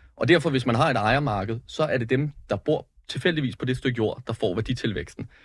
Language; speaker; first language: Danish; native; Danish